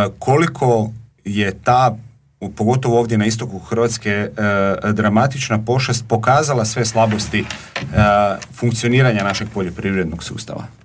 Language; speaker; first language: Croatian; native; Croatian